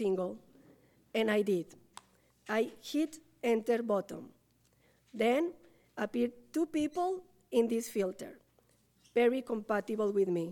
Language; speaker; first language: English; non-native, learner; Spanish